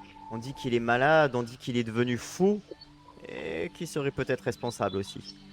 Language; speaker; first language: French; native; French